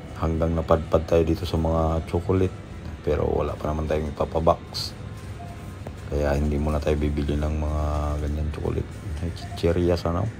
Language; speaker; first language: Filipino; non-native, local second language; Cebuano